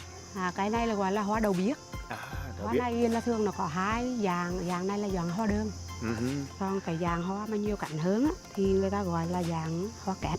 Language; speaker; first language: Vietnamese; native; Vietnamese